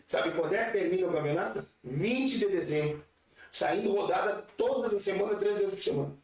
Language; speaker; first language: Portuguese; native; Portuguese